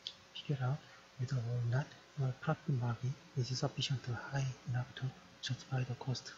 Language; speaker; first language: English; non-native, fluent; Korean